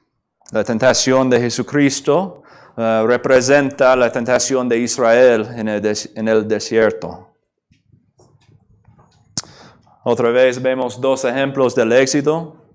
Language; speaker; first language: Spanish; non-native, fluent; English